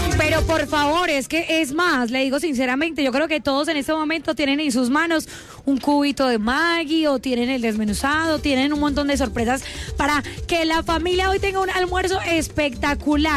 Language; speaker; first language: Spanish; native; Spanish